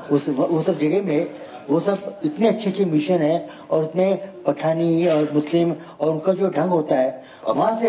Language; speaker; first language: Hindi; native; Hindi